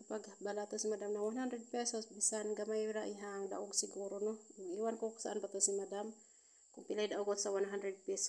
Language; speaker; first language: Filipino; non-native, local second language; Cebuano